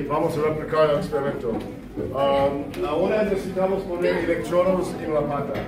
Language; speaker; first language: Spanish; non-native, fluent; English